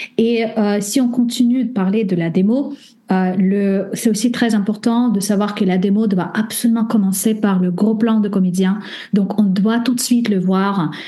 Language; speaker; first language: French; non-native, fluent; Russian